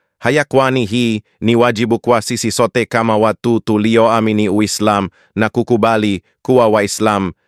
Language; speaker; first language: Swahili; non-native, learner; English